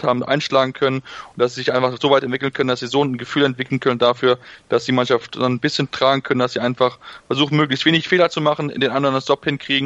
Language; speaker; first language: German; native; German